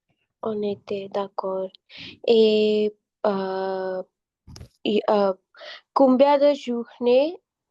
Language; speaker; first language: French; non-native, learner; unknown